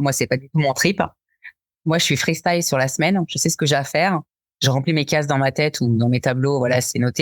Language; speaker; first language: French; native; French